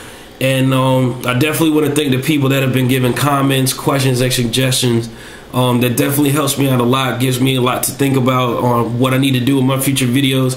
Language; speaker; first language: English; native; English